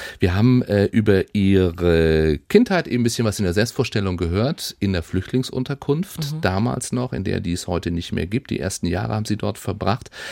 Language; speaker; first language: German; native; German